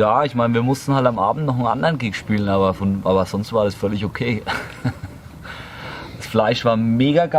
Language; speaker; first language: German; native; German